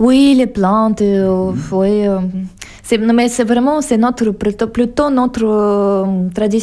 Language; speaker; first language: French; non-native, fluent; Russian